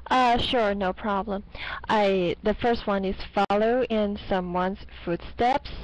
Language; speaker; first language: English; non-native, fluent; Chinese